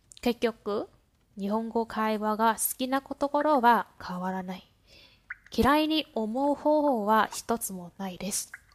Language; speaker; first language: Japanese; non-native, fluent; Vietnamese